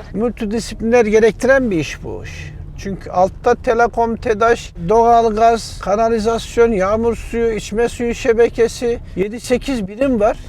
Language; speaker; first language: Turkish; native; Turkish